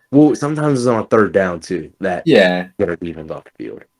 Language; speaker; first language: English; native; English